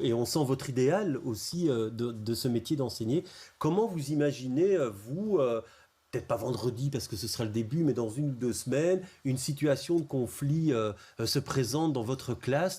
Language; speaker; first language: French; native; French